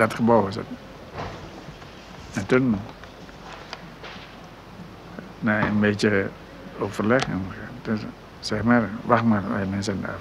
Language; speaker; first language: Dutch; non-native, local second language; Minangkabau